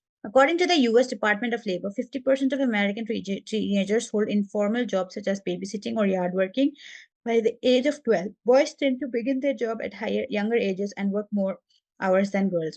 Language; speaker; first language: English; non-native, local second language; Malayalam